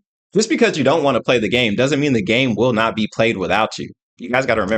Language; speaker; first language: English; native; English